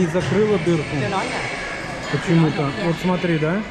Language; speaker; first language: Russian; native; Russian